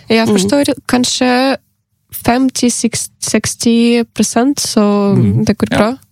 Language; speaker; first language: Norwegian; non-native, learner; Ukrainian